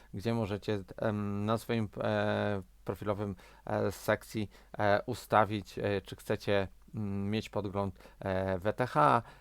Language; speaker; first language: Polish; native; Polish